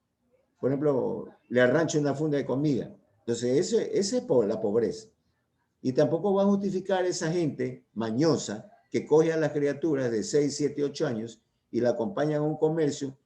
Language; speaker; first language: Spanish; native; Spanish